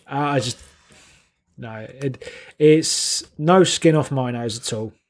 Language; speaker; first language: English; native; English